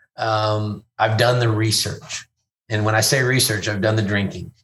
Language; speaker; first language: English; native; English